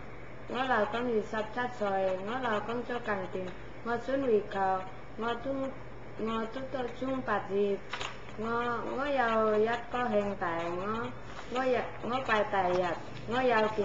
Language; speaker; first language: Cantonese; non-native, learner; Indonesian